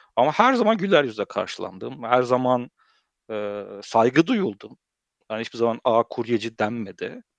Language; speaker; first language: Turkish; early bilingual, heritage; Turkish